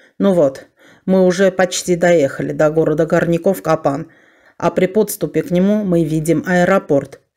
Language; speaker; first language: Russian; non-native, fluent; Armenian